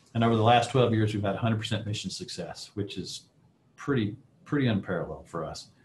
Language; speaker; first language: English; native; English